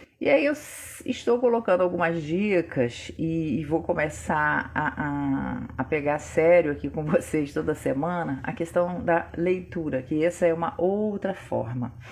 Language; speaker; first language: Portuguese; native; Portuguese